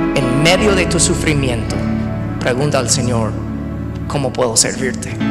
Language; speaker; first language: Spanish; non-native, fluent; English